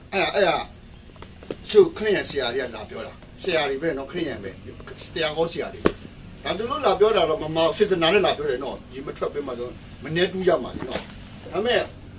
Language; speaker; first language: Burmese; non-native, local second language; Kachin